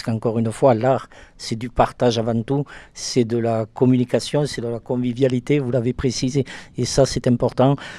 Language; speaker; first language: French; native; French